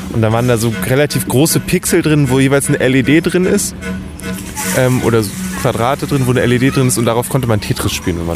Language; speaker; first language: German; native; German